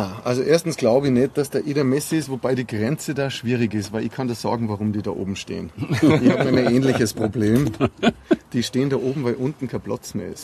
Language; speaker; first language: German; native; German